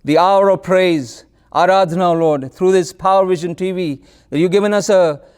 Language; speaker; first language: English; non-native, local second language; Malayalam